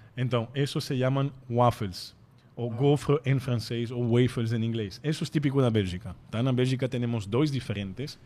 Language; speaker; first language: Portuguese; non-native, fluent; French